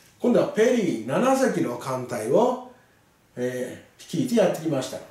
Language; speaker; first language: Japanese; native; Japanese